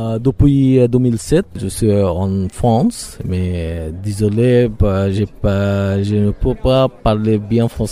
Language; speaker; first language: French; non-native, learner; Bangla